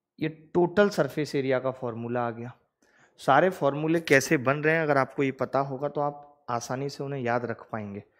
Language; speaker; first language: Hindi; native; Hindi